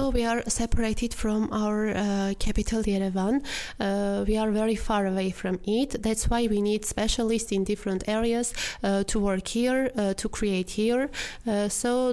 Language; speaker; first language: English; non-native, fluent; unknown